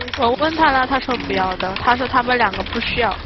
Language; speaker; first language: Chinese; native; Chinese